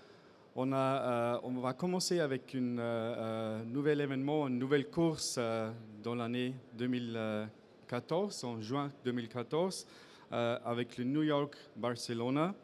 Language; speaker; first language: French; non-native, fluent; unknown